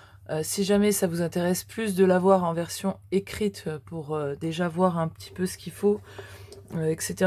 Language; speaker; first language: French; native; French